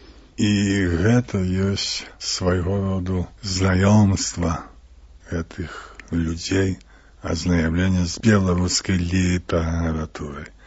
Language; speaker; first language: Belarusian; native; Belarusian